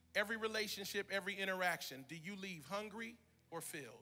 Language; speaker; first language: English; native; English